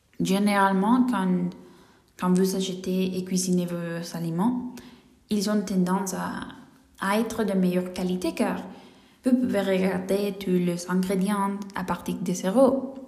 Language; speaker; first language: French; non-native, learner; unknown